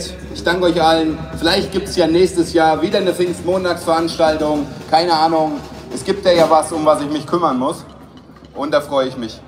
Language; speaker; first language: German; native; German